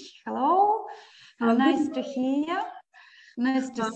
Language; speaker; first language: English; non-native, learner; Ukrainian